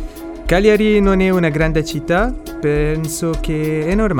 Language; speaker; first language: Italian; non-native, learner; Arabic